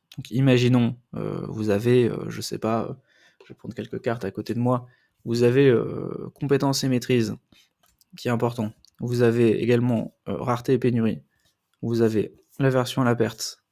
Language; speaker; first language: French; native; French